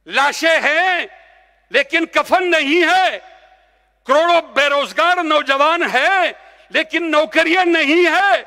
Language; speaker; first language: Urdu; non-native, local second language; Pashto